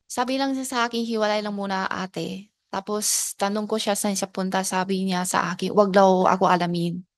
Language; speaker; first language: Filipino; non-native, learner; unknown